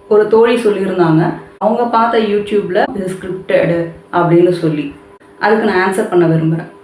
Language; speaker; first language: Tamil; non-native, local second language; Telugu